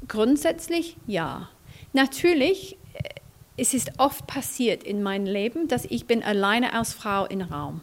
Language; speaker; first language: German; non-native, fluent; English